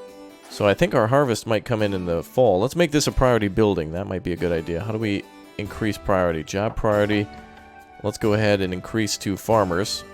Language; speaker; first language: English; native; English